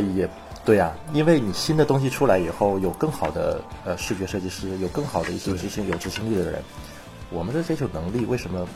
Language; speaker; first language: Chinese; native; Chinese